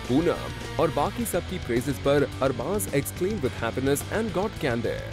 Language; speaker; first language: Hindi; native; Hindi